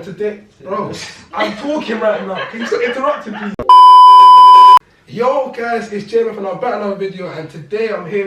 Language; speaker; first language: English; native; English